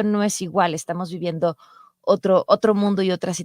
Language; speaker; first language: Spanish; native; Spanish